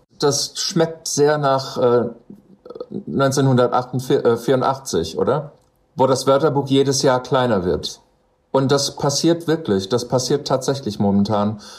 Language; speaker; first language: German; non-native, fluent; English